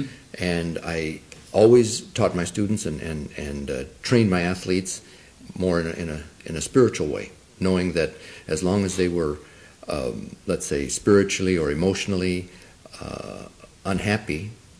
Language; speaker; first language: English; non-native, local second language; Spanish